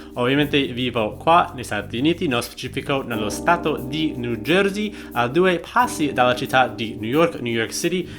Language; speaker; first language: Italian; non-native, fluent; English